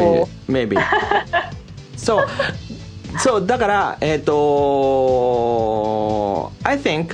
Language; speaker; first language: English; non-native, learner; Japanese